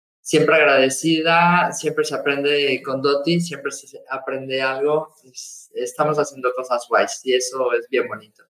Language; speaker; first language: Spanish; native; Spanish